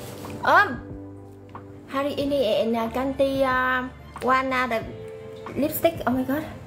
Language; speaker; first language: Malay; non-native, learner; Vietnamese